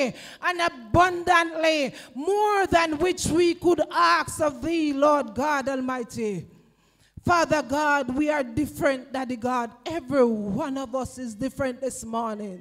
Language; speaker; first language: English; non-native, local second language; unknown